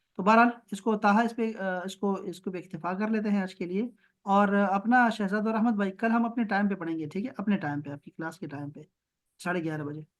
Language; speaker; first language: Urdu; non-native, local second language; Pashto